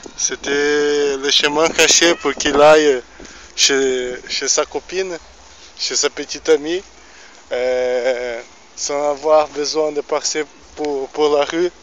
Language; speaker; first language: French; non-native, fluent; Portuguese